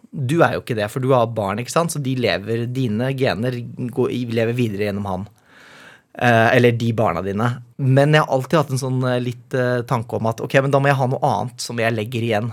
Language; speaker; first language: Norwegian; native; Norwegian